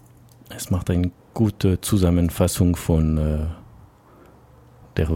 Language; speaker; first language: German; non-native, learner; French